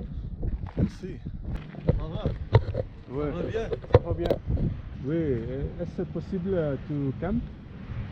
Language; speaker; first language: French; non-native, learner; Dutch